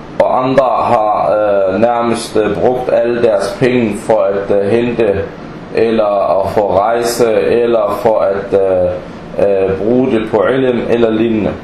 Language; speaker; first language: Danish; early bilingual, other home language; Arabic